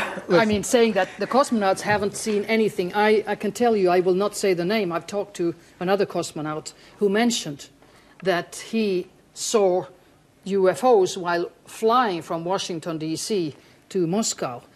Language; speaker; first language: English; non-native, fluent; Finnish